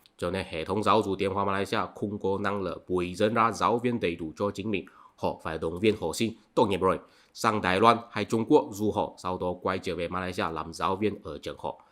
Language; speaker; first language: Vietnamese; non-native, fluent; Chinese